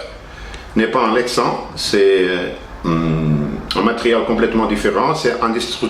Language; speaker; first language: French; non-native, learner; Portuguese